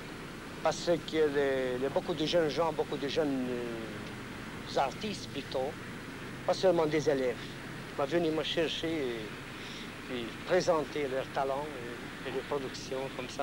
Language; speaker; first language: French; non-native, fluent; Hungarian